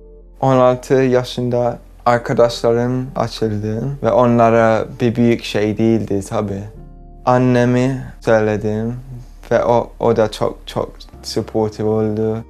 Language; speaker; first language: Turkish; early bilingual, heritage; English